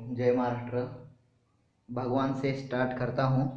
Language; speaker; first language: Hindi; non-native, local second language; Marathi